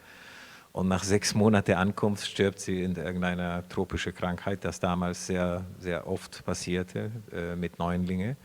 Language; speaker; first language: German; non-native, fluent; Spanish